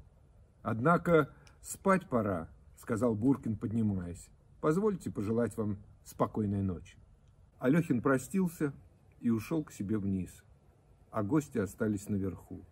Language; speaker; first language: Russian; native; Russian